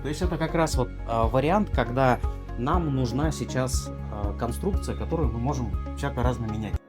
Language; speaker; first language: Russian; native; Russian